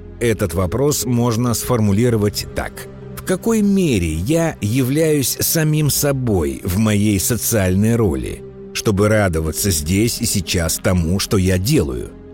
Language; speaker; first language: Russian; native; Russian